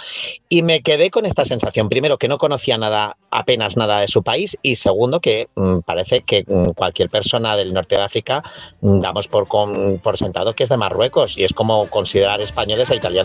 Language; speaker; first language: Spanish; native; Spanish